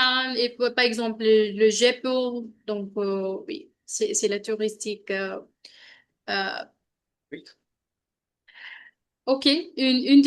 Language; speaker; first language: French; non-native, learner; Hindi